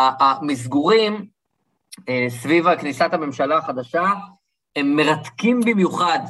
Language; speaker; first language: Hebrew; early bilingual, other home language; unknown